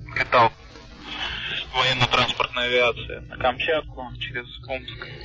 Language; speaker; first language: Russian; native; Russian